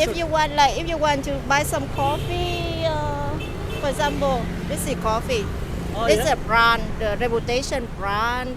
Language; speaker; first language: English; non-native, local second language; Vietnamese